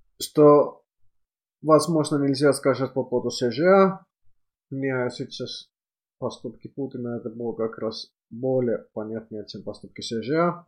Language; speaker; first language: Russian; non-native, fluent; Finnish